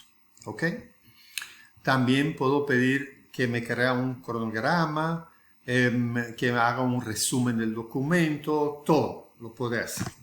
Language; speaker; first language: Spanish; non-native, fluent; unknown